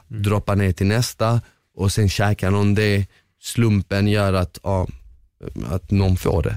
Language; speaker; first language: Swedish; early bilingual, other home language; Bosnian